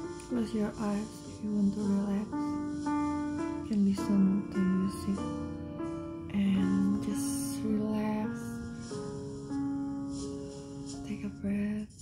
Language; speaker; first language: English; non-native, learner; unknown